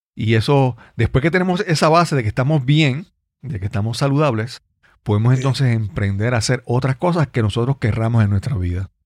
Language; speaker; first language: Spanish; native; Spanish